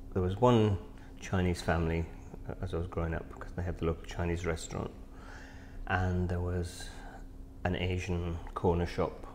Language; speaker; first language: English; native; English